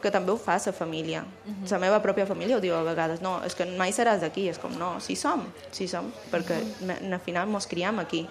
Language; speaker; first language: Catalan; early bilingual, other home language; Spanish